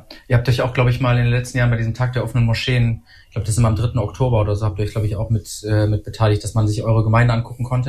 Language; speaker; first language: German; native; German